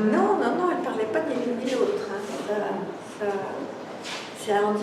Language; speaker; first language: French; native; French